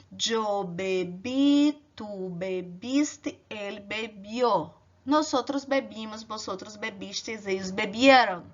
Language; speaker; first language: Spanish; non-native, learner; Portuguese